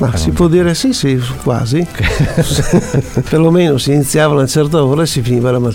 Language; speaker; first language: Italian; native; Italian